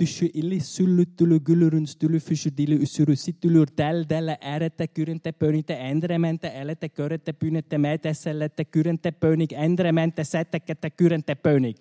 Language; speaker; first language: German; native; German